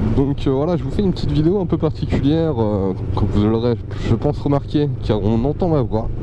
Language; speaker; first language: French; native; French